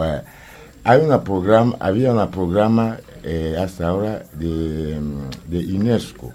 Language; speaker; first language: Spanish; non-native, learner; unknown